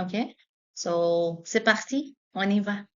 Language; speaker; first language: French; non-native, fluent; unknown